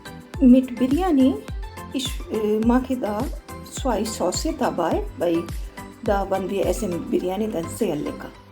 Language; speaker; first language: German; non-native, learner; Hindi